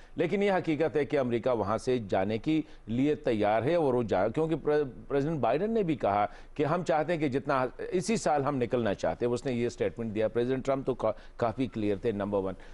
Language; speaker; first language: Urdu; non-native, local second language; Pashto